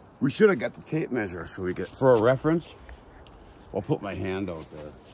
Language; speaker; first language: English; native; English